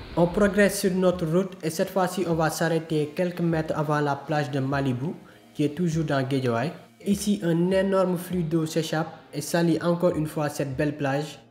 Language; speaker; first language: French; non-native, local second language; Wolof